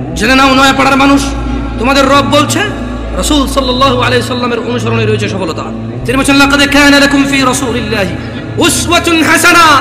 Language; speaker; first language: Bangla; early bilingual, heritage; Bangla